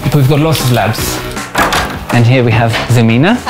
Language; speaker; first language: English; native; English